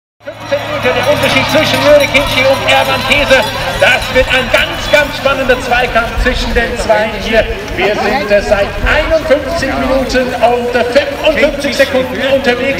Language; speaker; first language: German; native; German